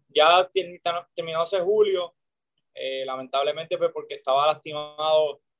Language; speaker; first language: Spanish; native; Spanish